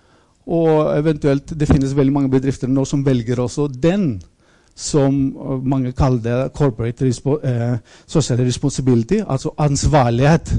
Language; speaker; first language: Norwegian; non-native, fluent; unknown